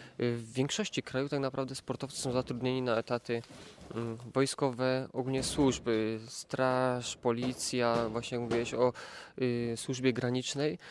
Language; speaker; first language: Polish; native; Polish